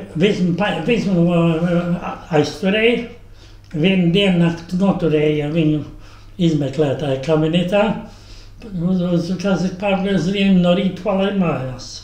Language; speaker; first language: Latvian; native; Latvian